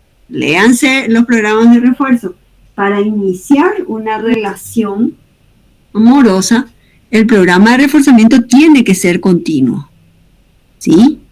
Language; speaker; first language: Spanish; native; Spanish